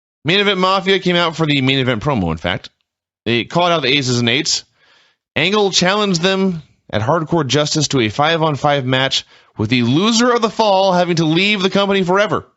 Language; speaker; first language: English; native; English